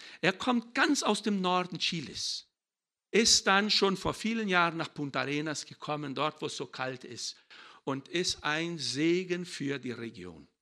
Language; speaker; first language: German; early bilingual, heritage; German